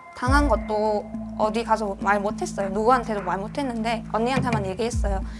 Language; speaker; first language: Korean; non-native, fluent; Vietnamese